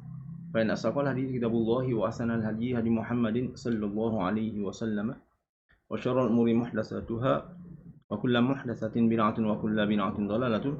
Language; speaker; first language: Arabic; non-native, fluent; Malay